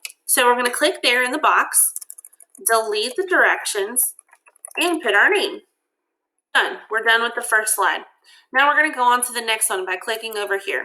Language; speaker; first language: English; native; English